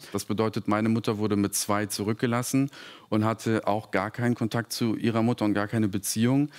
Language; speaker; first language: German; early bilingual, other home language; Serbian